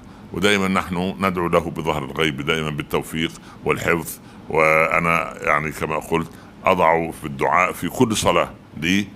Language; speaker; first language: Arabic; native; Arabic